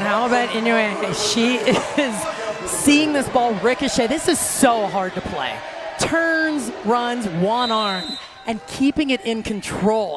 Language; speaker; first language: English; native; English